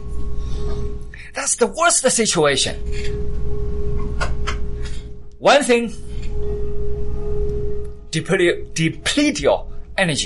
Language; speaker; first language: English; native; English